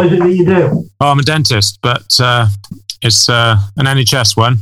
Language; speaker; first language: English; native; English